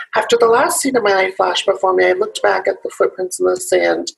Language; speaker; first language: English; native; English